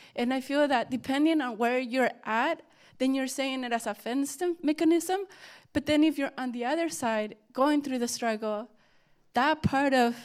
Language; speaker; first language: English; early bilingual, other home language; Spanish